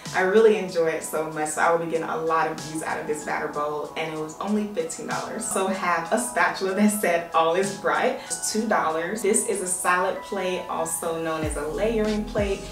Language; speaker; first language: English; native; English